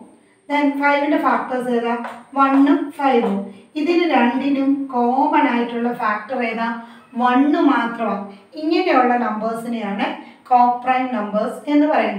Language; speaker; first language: Malayalam; native; Malayalam